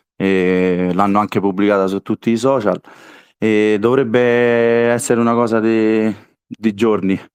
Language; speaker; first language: Italian; native; Italian